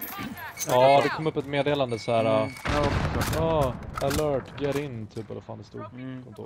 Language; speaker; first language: Swedish; native; Swedish